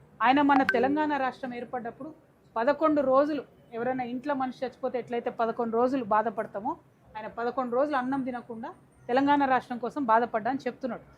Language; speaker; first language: Telugu; native; Telugu